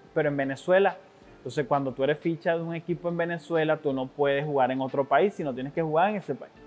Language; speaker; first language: Spanish; native; Spanish